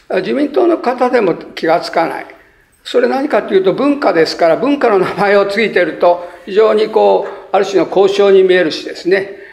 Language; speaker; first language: Japanese; native; Japanese